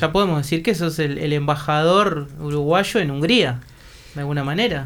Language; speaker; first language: Spanish; native; Spanish